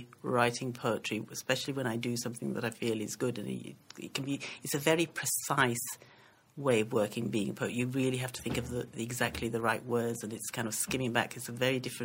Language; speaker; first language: English; native; English